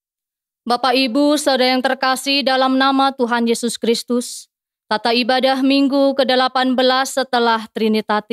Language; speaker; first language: Indonesian; native; Indonesian